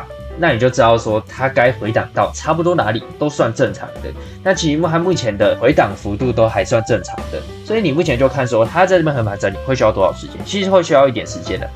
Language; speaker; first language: Chinese; native; Chinese